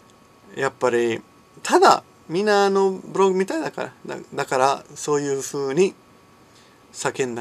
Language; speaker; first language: Japanese; non-native, fluent; English